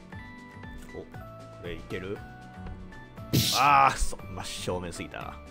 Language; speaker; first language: Japanese; native; Japanese